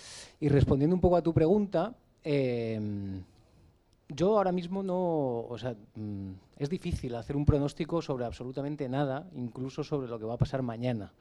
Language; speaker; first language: Spanish; native; Spanish